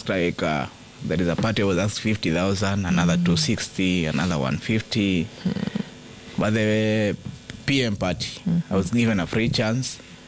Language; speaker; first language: English; non-native, local second language; Kikuyu